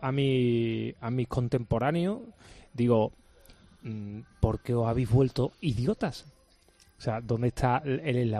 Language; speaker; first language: Spanish; native; Spanish